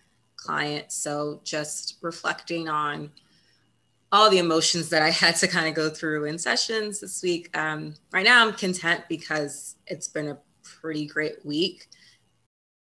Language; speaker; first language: English; native; English